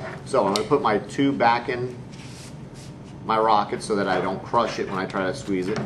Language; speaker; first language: English; native; English